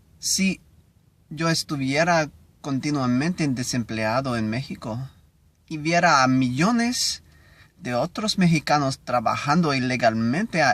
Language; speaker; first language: Spanish; non-native, learner; English